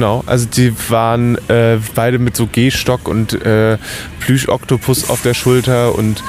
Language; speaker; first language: German; native; German